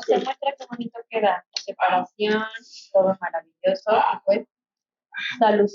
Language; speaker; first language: Spanish; native; Spanish